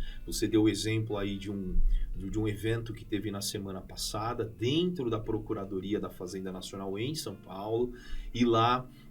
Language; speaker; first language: Portuguese; native; Portuguese